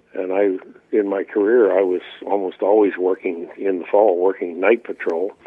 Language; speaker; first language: English; native; English